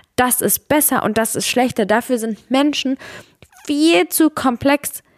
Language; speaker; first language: German; early bilingual, other home language; Serbian